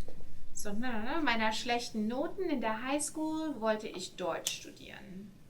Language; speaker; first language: German; non-native, fluent; English